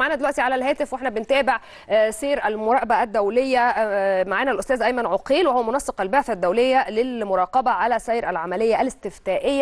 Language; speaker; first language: Arabic; native; Arabic